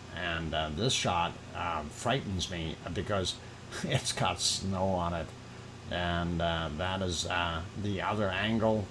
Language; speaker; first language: English; native; English